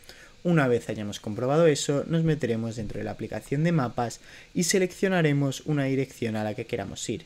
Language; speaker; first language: Spanish; native; Spanish